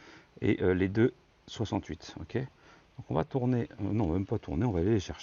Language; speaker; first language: French; native; French